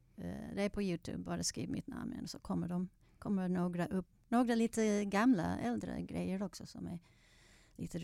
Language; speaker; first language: Swedish; non-native, fluent; English